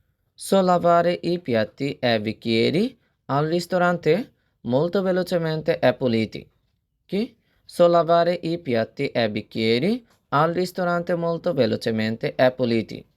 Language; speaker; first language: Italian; non-native, fluent; Bangla